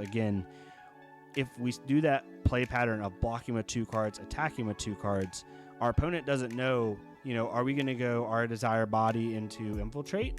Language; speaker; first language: English; native; English